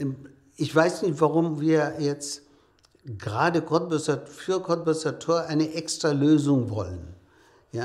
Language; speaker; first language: German; non-native, fluent; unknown